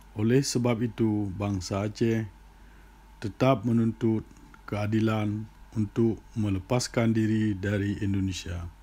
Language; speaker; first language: Malay; non-native, local second language; Achinese